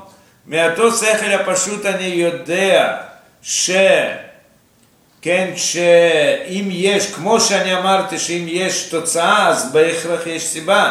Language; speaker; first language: Hebrew; non-native, fluent; Russian